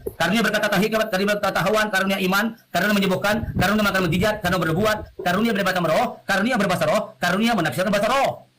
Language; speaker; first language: Indonesian; non-native, local second language; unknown